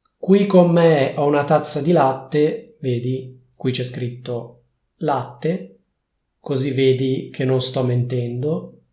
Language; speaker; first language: Italian; native; Italian